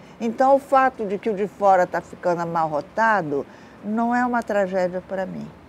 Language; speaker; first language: Portuguese; early bilingual, other home language; Italian